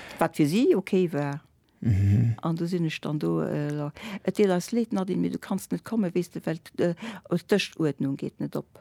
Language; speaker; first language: Luxembourgish; early bilingual, other home language; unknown